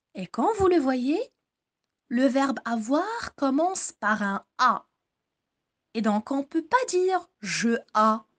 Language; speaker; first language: French; non-native, local second language; Arabic